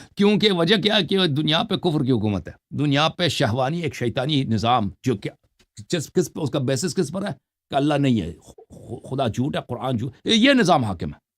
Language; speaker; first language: Urdu; non-native, local second language; Saraiki